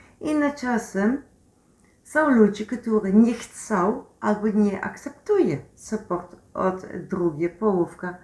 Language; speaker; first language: Polish; non-native, learner; Dutch